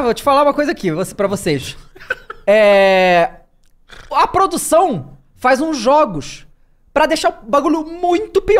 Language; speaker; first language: Portuguese; native; Portuguese